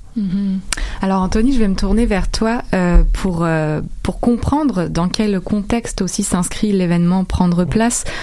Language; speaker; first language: French; native; French